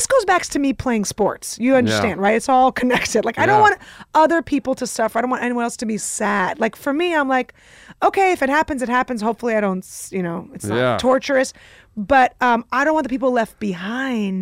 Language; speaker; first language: English; early bilingual, other home language; Russian